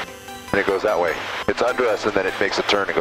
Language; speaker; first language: English; native; English